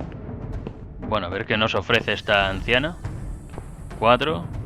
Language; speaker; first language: Spanish; native; Spanish